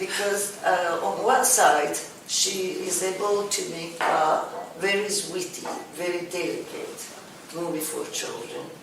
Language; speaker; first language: English; non-native, fluent; Italian